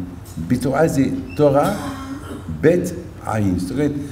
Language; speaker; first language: Hebrew; non-native, fluent; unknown